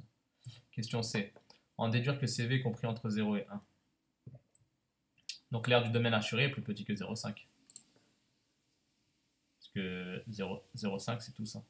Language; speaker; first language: French; native; French